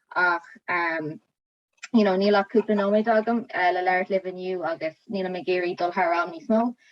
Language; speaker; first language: Irish; non-native, local second language; English